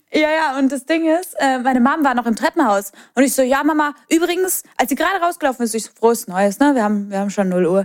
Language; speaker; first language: German; early bilingual, other home language; Polish